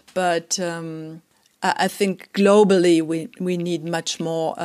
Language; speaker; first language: English; non-native, fluent; German